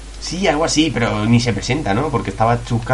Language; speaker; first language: Spanish; native; Spanish